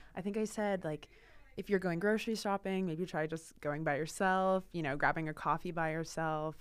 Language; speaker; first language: English; native; English